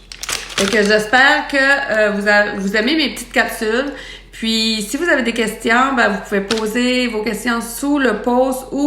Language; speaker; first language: French; native; French